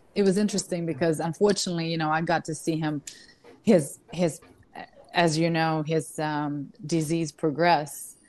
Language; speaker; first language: English; non-native, fluent; Russian